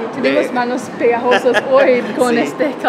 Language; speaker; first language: Spanish; non-native, fluent; English